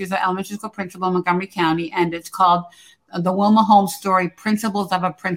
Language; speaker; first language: English; native; English